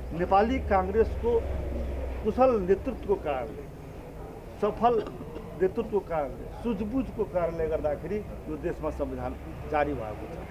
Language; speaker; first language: Nepali; non-native, local second language; Maithili